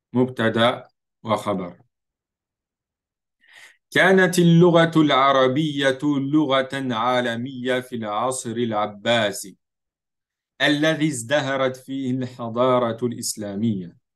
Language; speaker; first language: Arabic; non-native, fluent; French